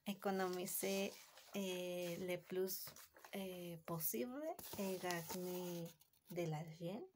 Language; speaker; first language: French; non-native, learner; Spanish